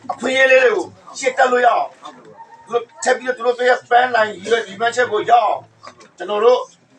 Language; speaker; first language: Burmese; non-native, local second language; Rohingya